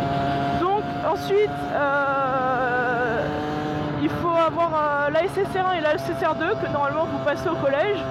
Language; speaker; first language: French; native; French